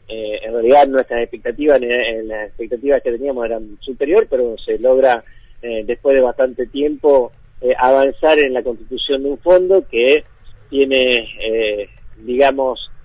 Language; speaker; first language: Spanish; native; Spanish